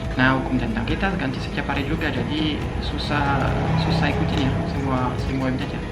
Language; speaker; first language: Indonesian; non-native, fluent; French